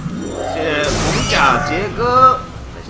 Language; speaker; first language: Chinese; native; Chinese